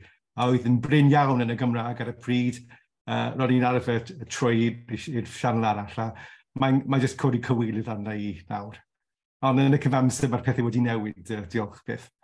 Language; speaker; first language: Welsh; non-native, local second language; English